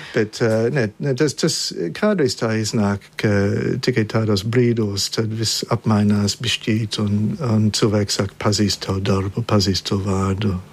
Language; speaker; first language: Latvian; early bilingual, heritage; Latvian